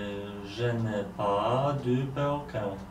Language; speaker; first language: French; non-native, learner; Polish